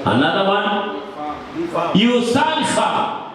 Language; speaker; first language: English; non-native, local second language; Swahili